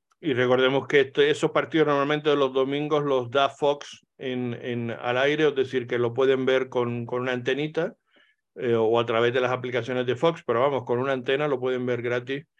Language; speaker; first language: Spanish; native; Spanish